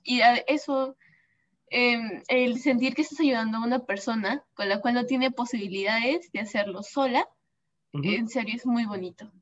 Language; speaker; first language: Spanish; native; Spanish